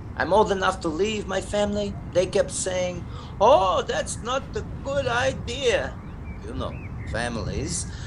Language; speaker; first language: English; non-native, fluent; Russian